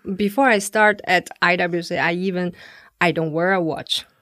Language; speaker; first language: English; non-native, fluent; Chinese